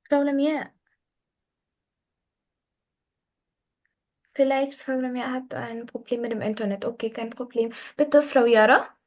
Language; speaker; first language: German; non-native, fluent; Arabic